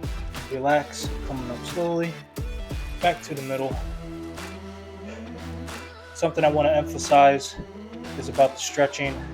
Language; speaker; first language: English; native; English